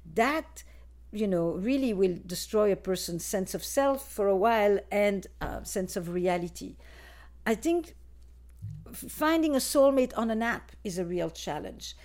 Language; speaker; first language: English; non-native, fluent; Dutch